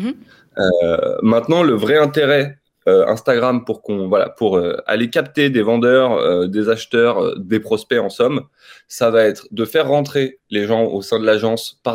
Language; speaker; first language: French; native; French